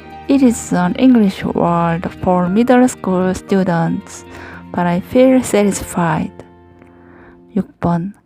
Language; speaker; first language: English; non-native, learner; Korean